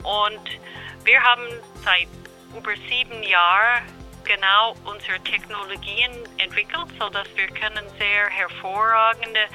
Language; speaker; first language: German; non-native, fluent; English